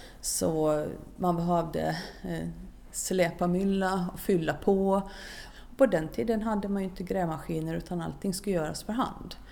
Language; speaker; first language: Swedish; native; Swedish